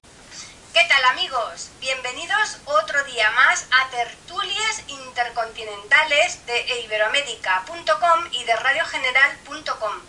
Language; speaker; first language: Spanish; native; Spanish